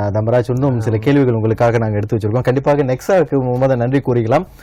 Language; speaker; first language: Tamil; early bilingual, heritage; Tamil